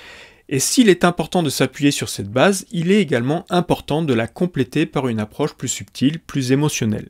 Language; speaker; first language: French; native; French